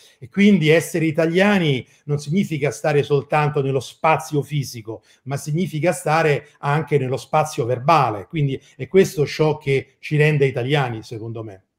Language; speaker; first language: Italian; native; Italian